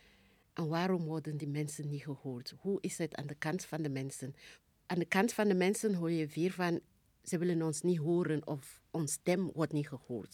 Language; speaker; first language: Dutch; non-native, fluent; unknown